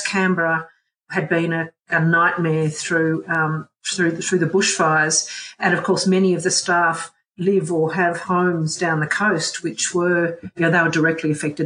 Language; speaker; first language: English; native; English